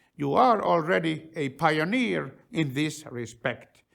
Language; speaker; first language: English; non-native, fluent; Finnish